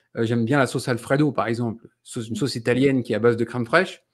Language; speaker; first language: French; native; French